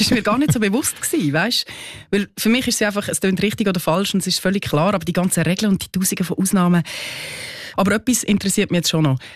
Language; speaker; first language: German; native; German